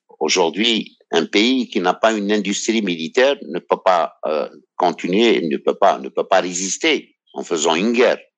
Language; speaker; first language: French; non-native, local second language; Arabic